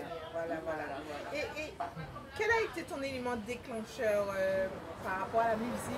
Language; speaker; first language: French; native; French